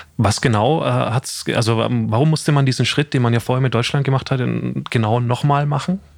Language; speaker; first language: German; native; German